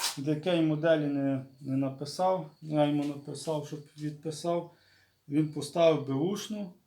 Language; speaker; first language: Ukrainian; native; Ukrainian